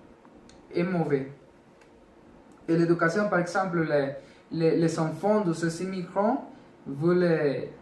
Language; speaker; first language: French; non-native, learner; Spanish